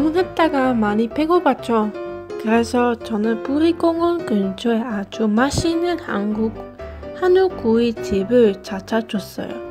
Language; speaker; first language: Korean; non-native, fluent; Dutch